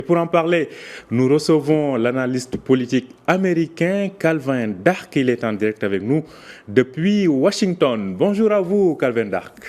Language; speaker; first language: French; native; French